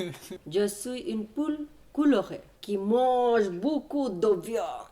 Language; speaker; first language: French; non-native, learner; Bangla